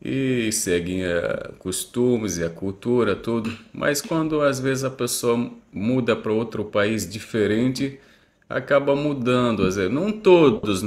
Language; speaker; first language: Portuguese; non-native, fluent; Arabic